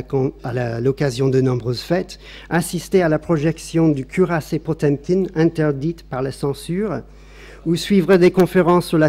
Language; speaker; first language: French; non-native, fluent; English